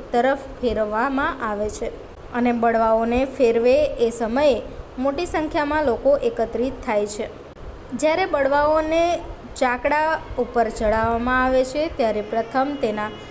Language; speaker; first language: Gujarati; native; Gujarati